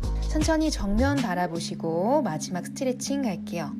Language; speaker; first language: Korean; native; Korean